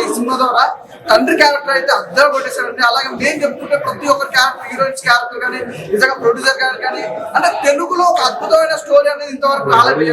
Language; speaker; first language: Telugu; native; Telugu